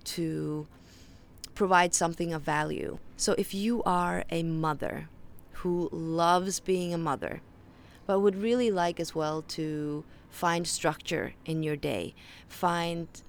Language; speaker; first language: English; non-native, fluent; Faroese